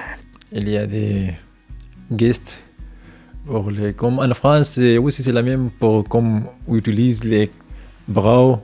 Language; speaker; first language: French; non-native, learner; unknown